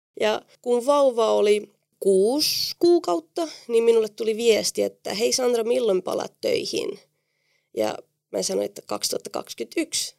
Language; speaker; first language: Finnish; non-native, fluent; Spanish